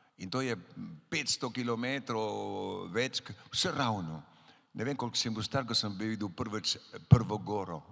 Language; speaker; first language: Slovenian; early bilingual, heritage; Slovenian